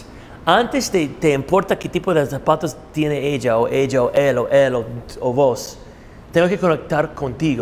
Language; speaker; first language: Spanish; non-native, fluent; English